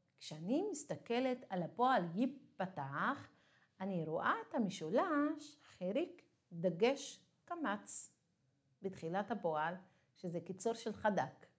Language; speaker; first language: Hebrew; non-native, local second language; Arabic